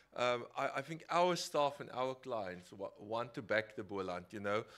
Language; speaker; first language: English; non-native, local second language; Afrikaans